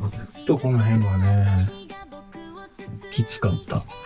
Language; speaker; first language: Japanese; native; Japanese